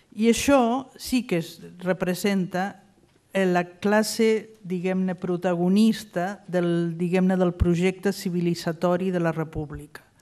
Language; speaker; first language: Catalan; non-native, fluent; Spanish